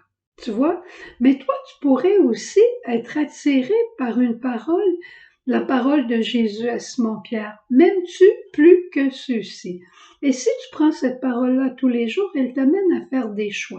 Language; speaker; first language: French; native; French